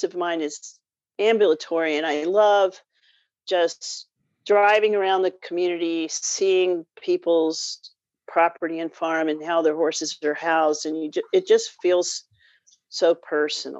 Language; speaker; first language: English; native; English